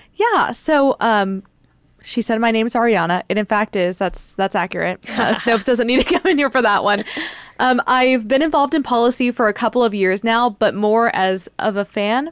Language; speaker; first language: English; native; English